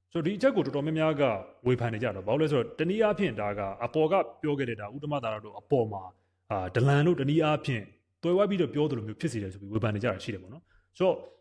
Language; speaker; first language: Burmese; native; Burmese